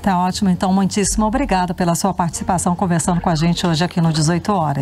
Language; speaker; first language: Portuguese; native; Portuguese